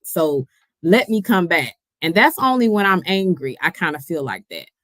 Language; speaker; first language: English; native; English